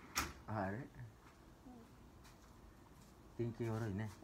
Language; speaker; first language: Japanese; non-native, learner; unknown